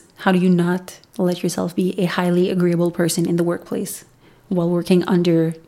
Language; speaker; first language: English; non-native, fluent; French